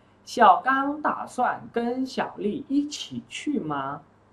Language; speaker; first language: Chinese; non-native, fluent; Vietnamese